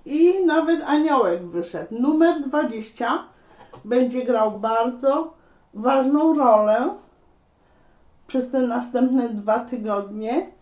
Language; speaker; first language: Polish; native; Polish